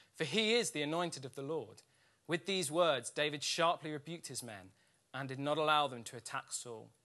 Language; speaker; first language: English; native; English